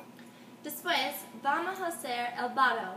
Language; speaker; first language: Spanish; non-native, learner; English